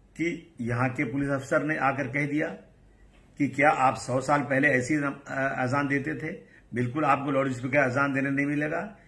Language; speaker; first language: Hindi; native; Hindi